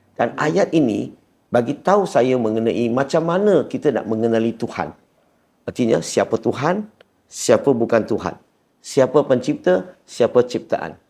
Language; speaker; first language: Malay; non-native, local second language; Chinese